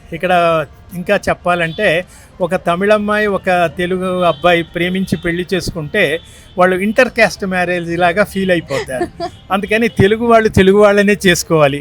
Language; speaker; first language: Telugu; native; Telugu